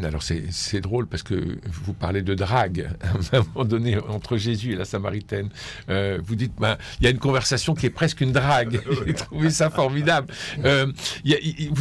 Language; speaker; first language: French; native; French